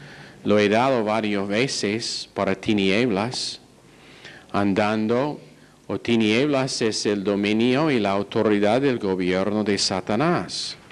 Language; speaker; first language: Spanish; non-native, fluent; English